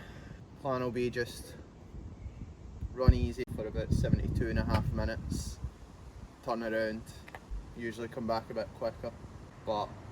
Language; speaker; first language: English; native; English